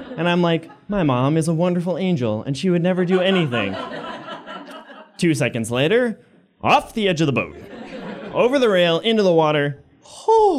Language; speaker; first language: English; native; English